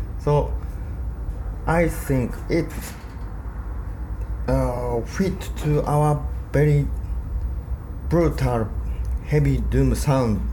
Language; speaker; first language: English; non-native, learner; Japanese